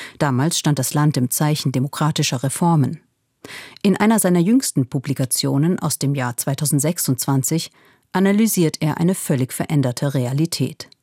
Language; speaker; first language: German; native; German